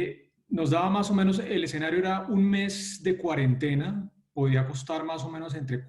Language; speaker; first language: Spanish; native; Spanish